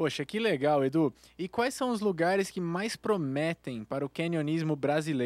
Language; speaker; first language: Portuguese; native; Portuguese